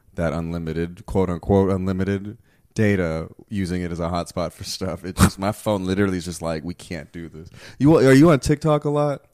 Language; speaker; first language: English; early bilingual, other home language; Spanish